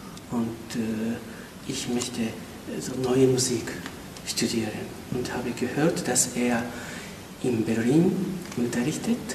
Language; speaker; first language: German; non-native, fluent; Japanese